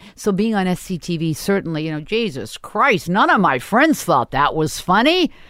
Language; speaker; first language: English; native; English